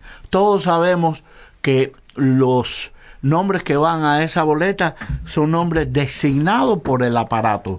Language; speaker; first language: Spanish; native; Spanish